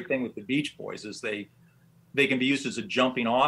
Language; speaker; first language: English; native; English